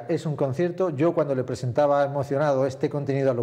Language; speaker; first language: Spanish; native; Spanish